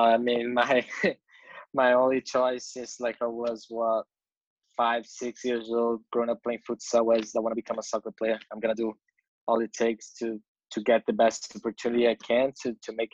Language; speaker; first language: English; non-native, fluent; Portuguese